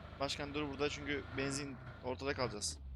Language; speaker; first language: Turkish; native; Turkish